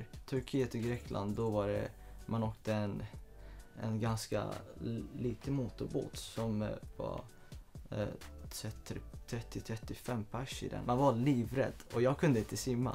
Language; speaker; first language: Swedish; non-native, fluent; Persian